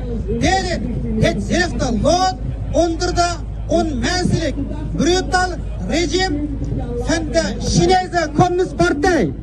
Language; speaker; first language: Dutch; non-native, fluent; Uyghur